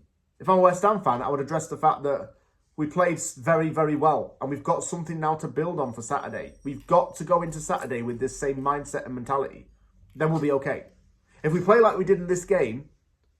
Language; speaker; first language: English; native; English